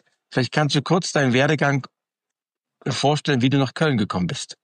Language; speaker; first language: German; native; German